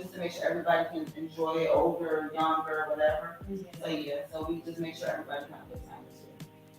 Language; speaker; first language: English; native; English